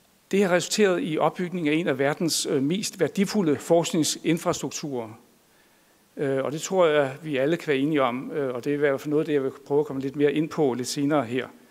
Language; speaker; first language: Danish; native; Danish